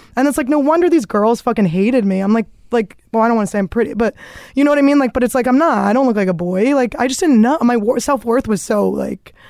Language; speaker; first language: English; native; English